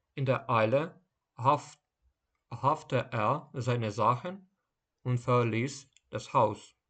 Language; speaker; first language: German; non-native, fluent; Ukrainian